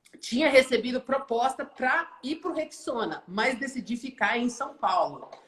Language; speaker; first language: Portuguese; native; Portuguese